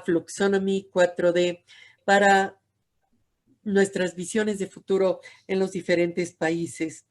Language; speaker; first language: Spanish; native; Spanish